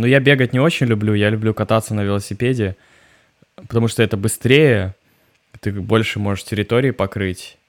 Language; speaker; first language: Russian; native; Russian